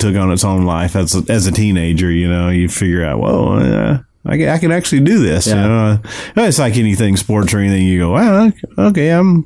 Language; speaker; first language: English; native; English